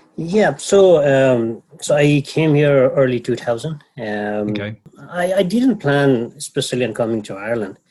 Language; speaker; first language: English; non-native, local second language; Nepali